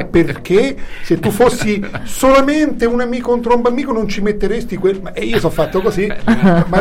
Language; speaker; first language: Italian; native; Italian